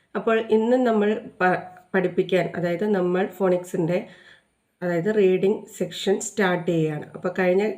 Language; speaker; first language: Malayalam; native; Malayalam